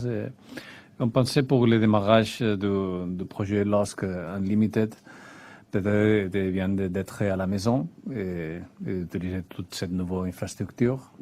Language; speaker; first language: French; non-native, fluent; Spanish